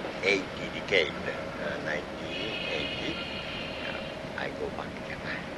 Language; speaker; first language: English; non-native, learner; Japanese